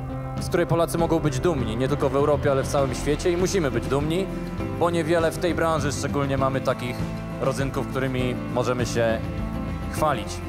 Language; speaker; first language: Polish; native; Polish